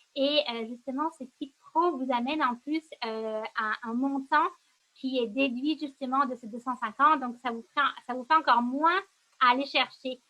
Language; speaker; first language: French; native; French